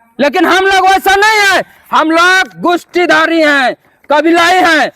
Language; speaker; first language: Hindi; non-native, local second language; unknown